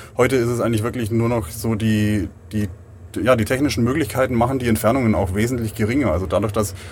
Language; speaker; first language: German; native; German